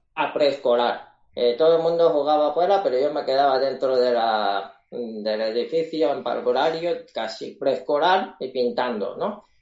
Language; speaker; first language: Spanish; non-native, fluent; Japanese